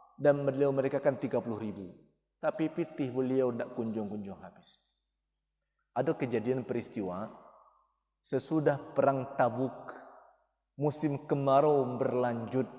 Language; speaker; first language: Malay; non-native, local second language; Minangkabau